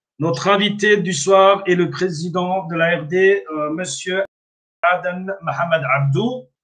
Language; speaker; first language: French; non-native, local second language; Somali